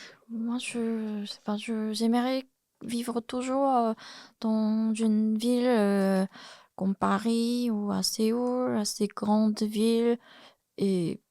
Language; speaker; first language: French; non-native, fluent; Korean